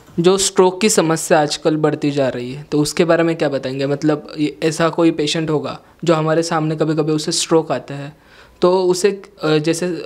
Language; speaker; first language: Hindi; non-native, local second language; Marathi